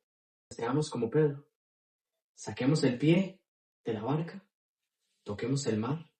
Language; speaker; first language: Spanish; native; Spanish